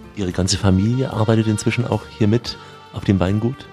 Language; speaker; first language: German; native; German